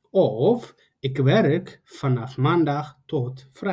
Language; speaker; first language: Dutch; non-native, fluent; Tigrinya